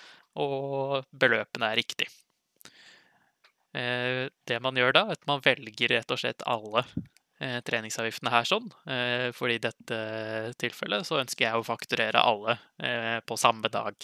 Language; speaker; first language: Norwegian; native; Norwegian